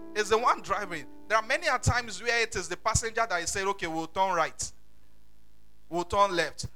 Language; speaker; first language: English; non-native, local second language; Yoruba